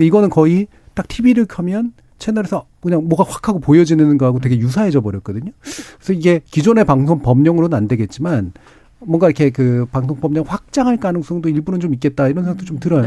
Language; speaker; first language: Korean; native; Korean